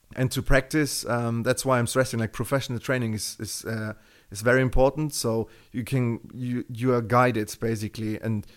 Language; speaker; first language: English; non-native, fluent; German